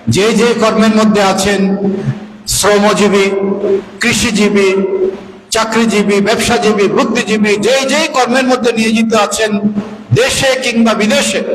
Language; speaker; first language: Bangla; native; Bangla